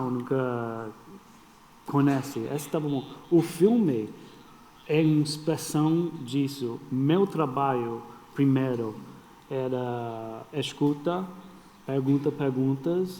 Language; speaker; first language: Portuguese; non-native, fluent; English